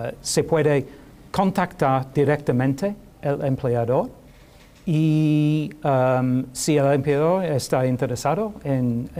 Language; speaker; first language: Spanish; non-native, learner; English